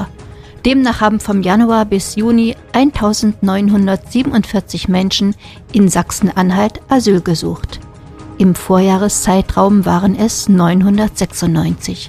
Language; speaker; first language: German; native; German